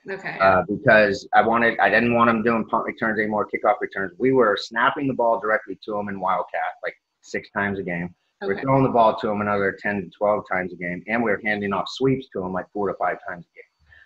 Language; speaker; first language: English; native; English